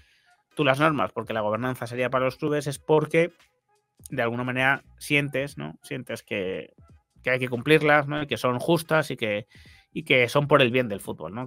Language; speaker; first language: Spanish; native; Spanish